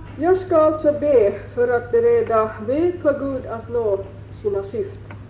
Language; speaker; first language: Swedish; native; Swedish